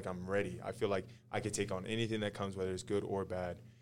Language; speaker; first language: English; native; English